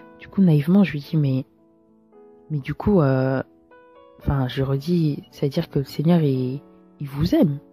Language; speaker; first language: French; early bilingual, other home language; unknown